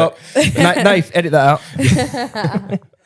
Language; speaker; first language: English; native; English